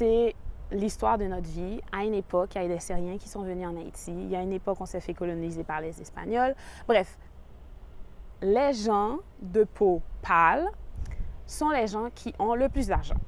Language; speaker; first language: French; native; French